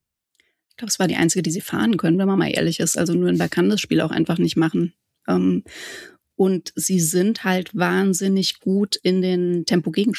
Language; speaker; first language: German; native; German